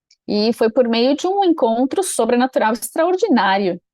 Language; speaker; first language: Portuguese; native; Portuguese